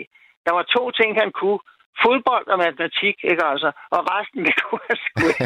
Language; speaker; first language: Danish; native; Danish